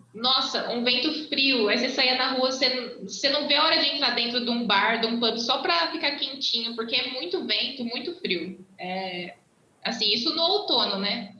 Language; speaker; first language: Portuguese; native; Portuguese